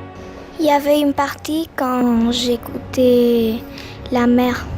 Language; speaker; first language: French; non-native, learner; Spanish